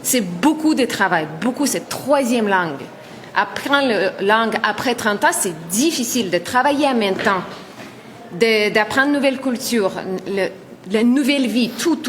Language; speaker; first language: French; non-native, learner; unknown